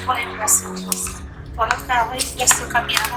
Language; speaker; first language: Portuguese; non-native, learner; Haitian Creole